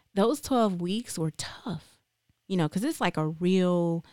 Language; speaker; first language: English; native; English